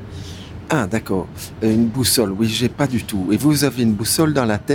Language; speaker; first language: French; native; French